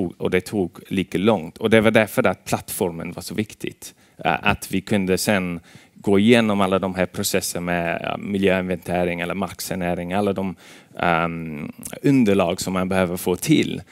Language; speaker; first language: Swedish; non-native, fluent; English